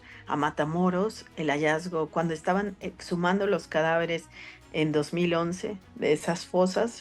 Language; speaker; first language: Spanish; native; Spanish